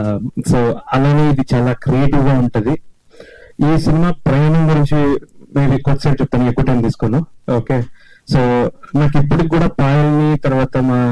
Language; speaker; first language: Telugu; native; Telugu